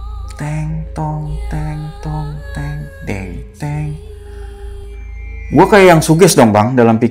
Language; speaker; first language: Indonesian; native; Indonesian